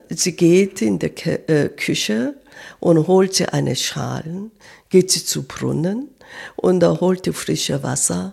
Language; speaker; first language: German; non-native, fluent; Korean